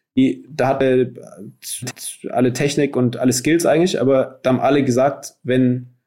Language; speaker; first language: German; native; German